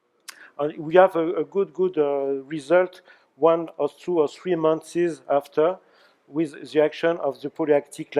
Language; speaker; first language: English; non-native, learner; French